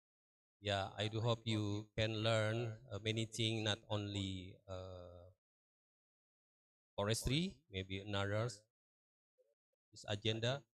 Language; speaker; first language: English; non-native, learner; Indonesian